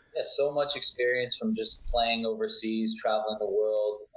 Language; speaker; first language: English; early bilingual, other home language; Italian